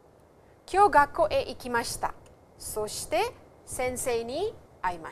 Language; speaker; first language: Japanese; non-native, fluent; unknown